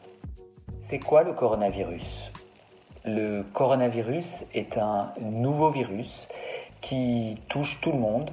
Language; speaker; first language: French; native; French